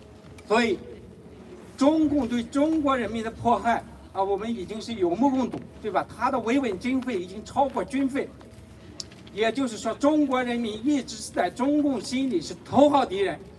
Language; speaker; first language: Chinese; native; Chinese